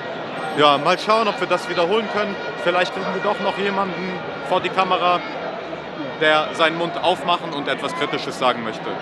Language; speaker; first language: German; native; German